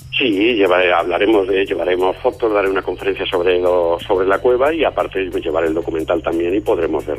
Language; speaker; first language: Spanish; native; Spanish